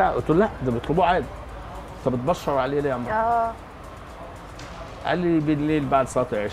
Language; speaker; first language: Arabic; native; Arabic